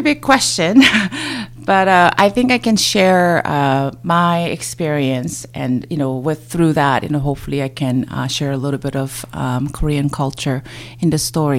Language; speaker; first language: English; non-native, fluent; Korean